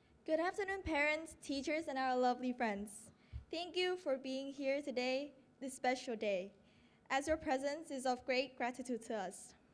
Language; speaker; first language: English; non-native, fluent; Vietnamese